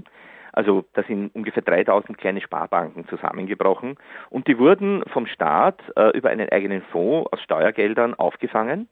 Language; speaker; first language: German; native; German